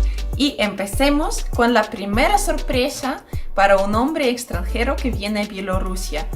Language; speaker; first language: Spanish; non-native, fluent; Russian